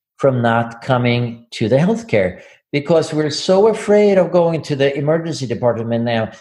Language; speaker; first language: English; non-native, fluent; Swedish